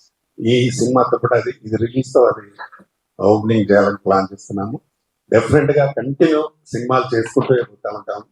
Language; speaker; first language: Telugu; native; Telugu